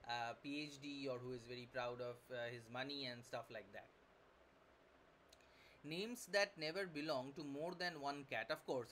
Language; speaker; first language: English; non-native, local second language; Bangla